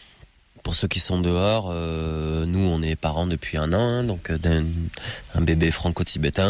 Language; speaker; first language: French; native; French